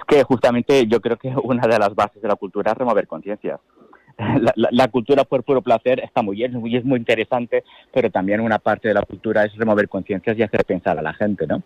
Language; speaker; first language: Spanish; native; Spanish